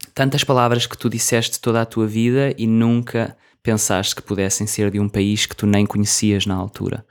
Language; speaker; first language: Portuguese; native; Portuguese